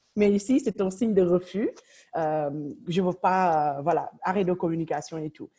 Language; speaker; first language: French; non-native, local second language; Wolof